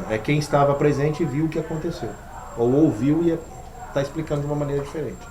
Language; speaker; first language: Portuguese; native; Portuguese